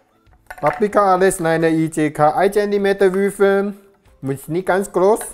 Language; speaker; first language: German; non-native, learner; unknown